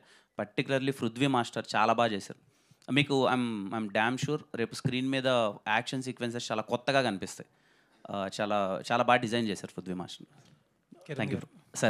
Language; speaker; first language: Telugu; native; Telugu